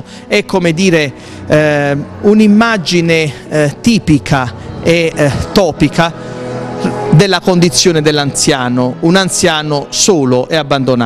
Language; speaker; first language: Italian; native; Italian